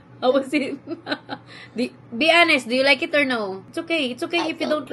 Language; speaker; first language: English; non-native, local second language; Filipino